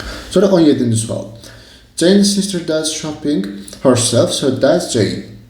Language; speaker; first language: English; non-native, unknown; Azerbaijani